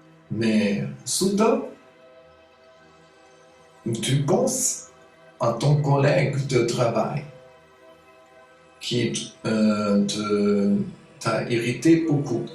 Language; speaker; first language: French; non-native, fluent; German